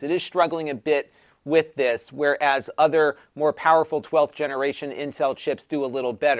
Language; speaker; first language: English; native; English